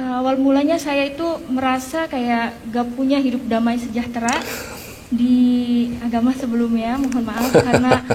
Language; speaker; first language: Indonesian; native; Indonesian